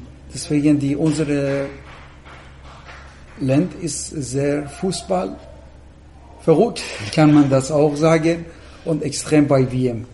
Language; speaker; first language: German; non-native, fluent; Persian